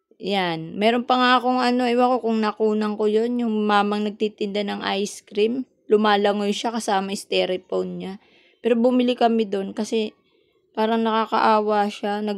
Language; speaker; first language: Filipino; non-native, local second language; Waray